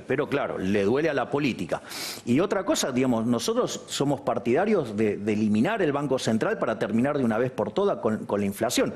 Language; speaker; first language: Spanish; native; Spanish